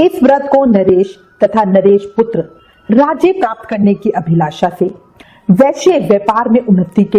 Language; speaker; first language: Hindi; native; Hindi